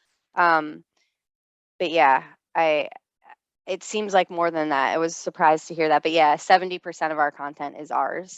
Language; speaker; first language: English; native; English